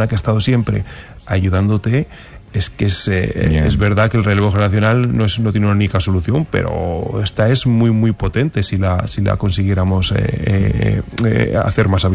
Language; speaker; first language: Spanish; native; Spanish